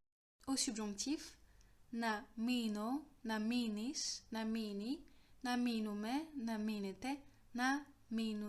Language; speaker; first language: Greek; non-native, fluent; French